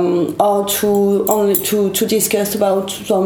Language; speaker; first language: English; non-native, learner; French